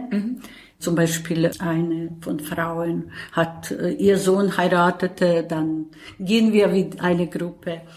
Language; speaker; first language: German; non-native, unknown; Bosnian